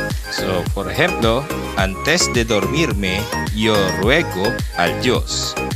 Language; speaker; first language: Spanish; non-native, learner; Filipino